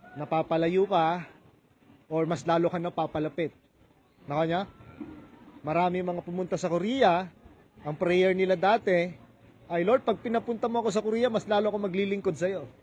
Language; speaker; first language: Filipino; native; Filipino